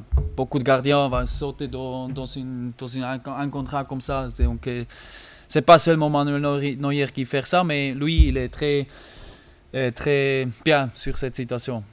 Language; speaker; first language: French; non-native, learner; German